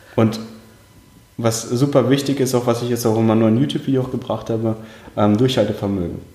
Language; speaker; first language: German; early bilingual, other home language; Russian